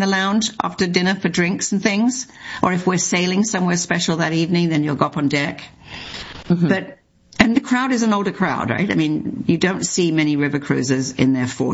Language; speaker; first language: English; native; English